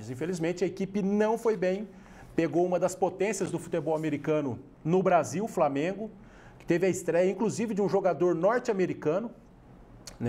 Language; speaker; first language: Portuguese; native; Portuguese